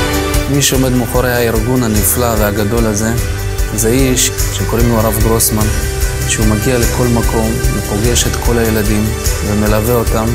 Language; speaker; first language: Hebrew; non-native, fluent; Russian